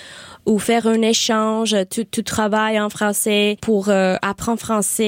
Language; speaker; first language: French; non-native, learner; English